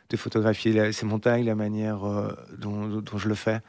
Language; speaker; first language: French; native; French